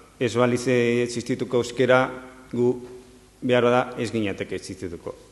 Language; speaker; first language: Basque; non-native, local second language; Spanish